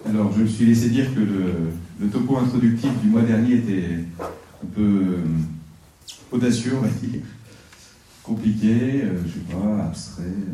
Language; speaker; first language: French; native; French